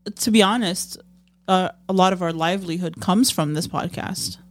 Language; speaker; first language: English; non-native, fluent; Arabic